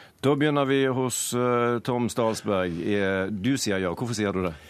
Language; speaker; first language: Norwegian; native; Norwegian